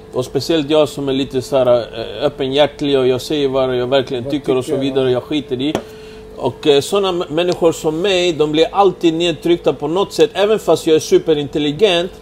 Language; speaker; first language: Swedish; early bilingual, other home language; Spanish